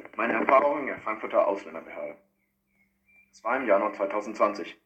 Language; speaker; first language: German; non-native, fluent; Spanish